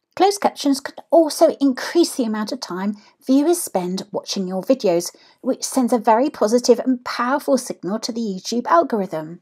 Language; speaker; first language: English; native; English